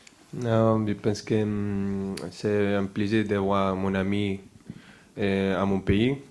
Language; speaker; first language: French; non-native, fluent; Spanish